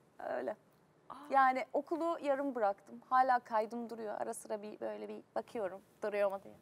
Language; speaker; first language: Turkish; native; Turkish